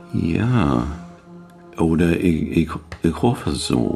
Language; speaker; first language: German; non-native, learner; English